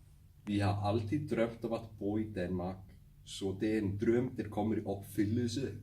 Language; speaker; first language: Danish; non-native, learner; Icelandic